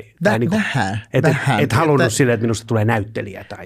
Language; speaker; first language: Finnish; non-native, learner; English